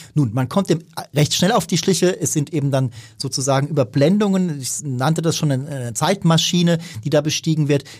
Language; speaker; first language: German; native; German